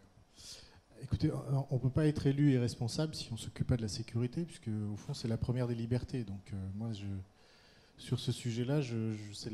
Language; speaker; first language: French; native; French